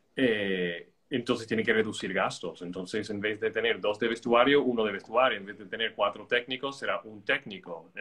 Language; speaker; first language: Spanish; non-native, fluent; English